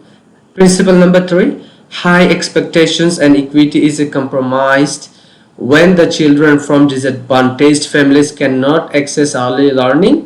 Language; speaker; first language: English; non-native, local second language; Bangla